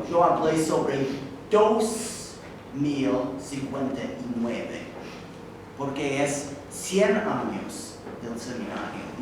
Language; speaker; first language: Spanish; non-native, fluent; English